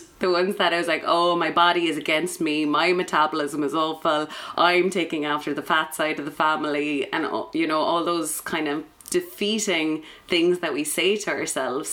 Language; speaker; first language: English; native; English